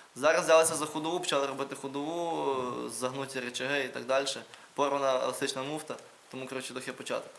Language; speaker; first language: Ukrainian; native; Ukrainian